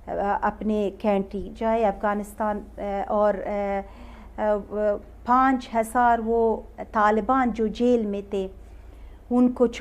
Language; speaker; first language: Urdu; non-native, fluent; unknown